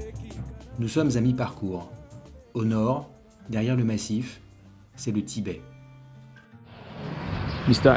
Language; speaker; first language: French; native; French